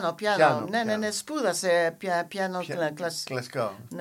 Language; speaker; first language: Greek; non-native, fluent; English